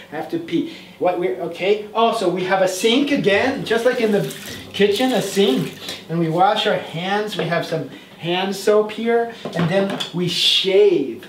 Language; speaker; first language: English; native; English